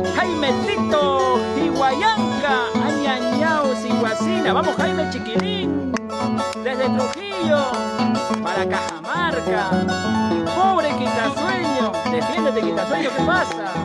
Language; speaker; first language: Spanish; non-native, local second language; Quechua